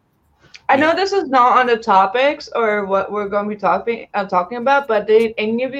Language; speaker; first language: English; non-native, fluent; Uzbek